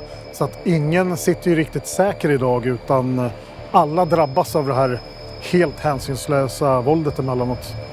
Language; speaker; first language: Swedish; native; Swedish